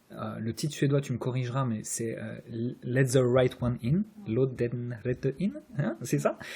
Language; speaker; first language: French; native; French